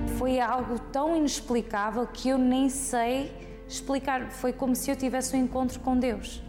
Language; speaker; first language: Portuguese; early bilingual, heritage; Portuguese